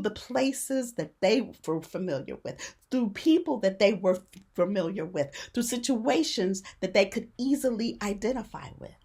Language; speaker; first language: English; native; English